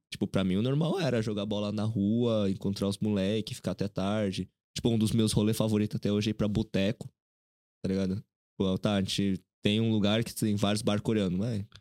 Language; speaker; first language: Portuguese; early bilingual, other home language; Korean